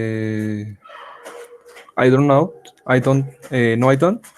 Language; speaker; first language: English; non-native, learner; Spanish